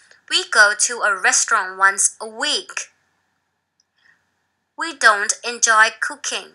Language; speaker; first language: English; non-native, fluent; Thai